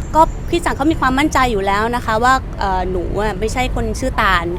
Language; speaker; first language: Thai; native; Thai